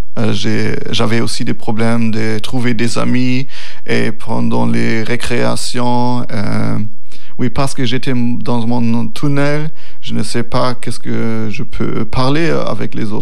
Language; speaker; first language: French; non-native, learner; German